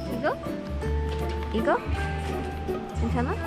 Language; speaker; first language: Korean; non-native, learner; English